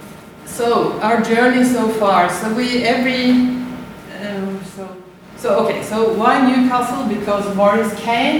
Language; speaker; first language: English; non-native, fluent; Norwegian